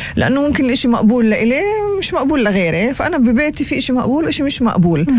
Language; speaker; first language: Arabic; native; Arabic